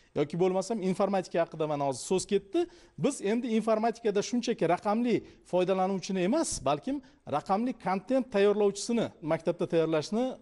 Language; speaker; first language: Uzbek; native; Uzbek